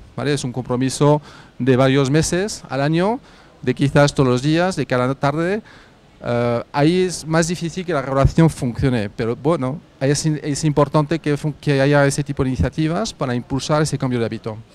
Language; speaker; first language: Spanish; non-native, fluent; French